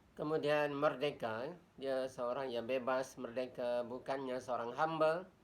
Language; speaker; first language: Malay; native; Malay